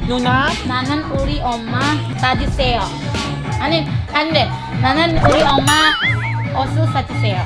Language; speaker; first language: Korean; non-native, learner; Indonesian